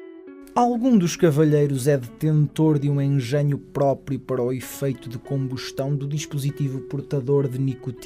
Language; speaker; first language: Portuguese; native; Portuguese